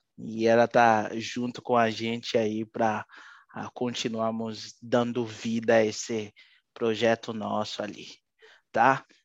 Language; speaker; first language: Portuguese; non-native, fluent; Haitian Creole